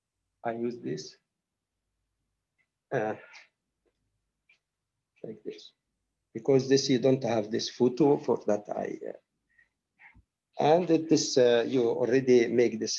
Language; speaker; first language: English; non-native, learner; Arabic